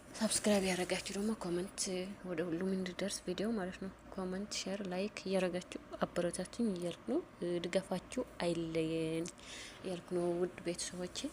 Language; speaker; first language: Amharic; non-native, local second language; Tigrinya